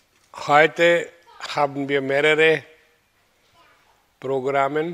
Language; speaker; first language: German; non-native, learner; Hindi